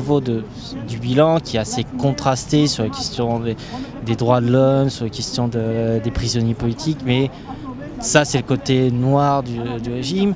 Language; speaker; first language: French; native; French